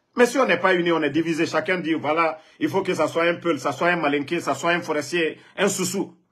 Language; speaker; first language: French; non-native, local second language; Mandingo